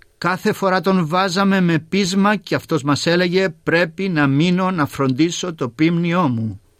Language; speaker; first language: Greek; native; Greek